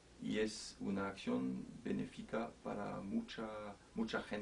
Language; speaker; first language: Spanish; non-native, fluent; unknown